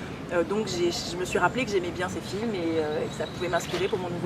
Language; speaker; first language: French; native; French